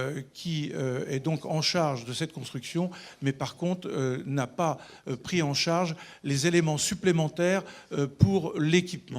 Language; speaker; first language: French; native; French